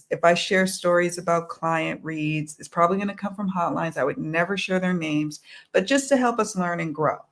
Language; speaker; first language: English; native; English